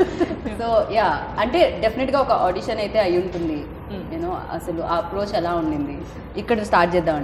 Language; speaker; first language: Telugu; native; Telugu